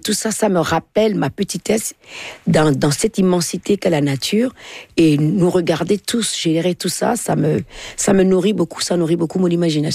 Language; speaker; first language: French; non-native, local second language; Fon